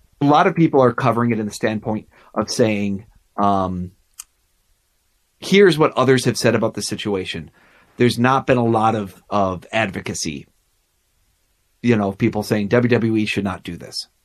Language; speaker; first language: English; native; English